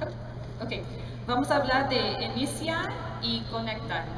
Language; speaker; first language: Spanish; non-native, learner; English